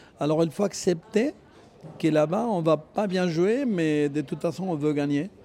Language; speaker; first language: French; non-native, fluent; Spanish